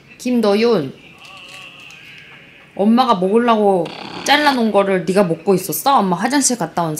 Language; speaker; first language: Korean; native; Korean